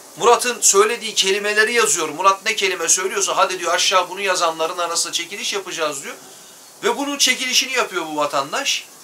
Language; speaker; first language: Turkish; native; Turkish